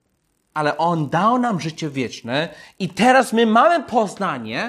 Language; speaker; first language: Polish; non-native, fluent; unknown